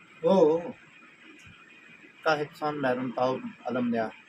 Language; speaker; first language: Filipino; non-native, learner; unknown